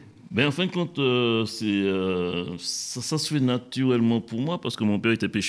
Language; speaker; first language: French; native; French